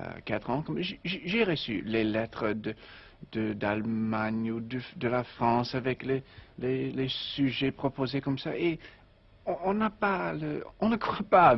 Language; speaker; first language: French; non-native, learner; English